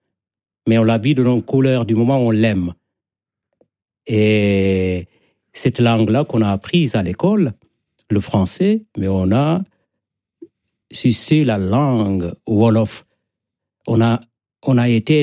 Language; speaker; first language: French; non-native, local second language; Wolof